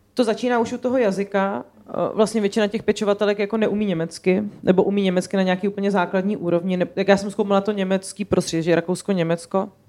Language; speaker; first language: Czech; native; Czech